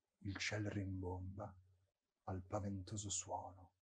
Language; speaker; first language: Italian; native; Italian